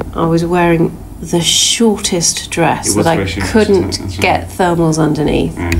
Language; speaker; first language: English; native; English